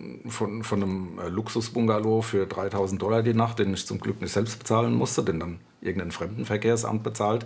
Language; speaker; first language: German; native; German